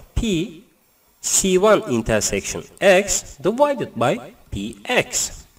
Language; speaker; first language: English; non-native, learner; Turkish